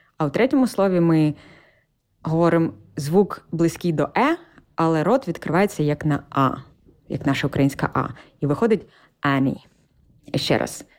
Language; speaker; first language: Ukrainian; native; Ukrainian